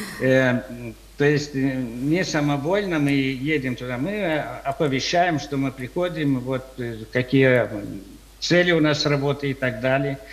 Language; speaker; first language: Russian; non-native, local second language; Romanian